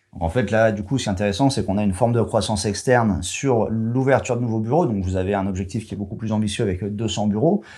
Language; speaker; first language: French; native; French